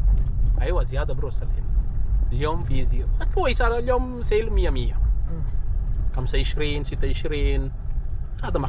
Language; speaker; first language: Arabic; non-native, learner; Filipino